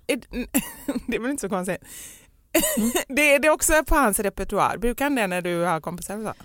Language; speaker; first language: Swedish; native; Swedish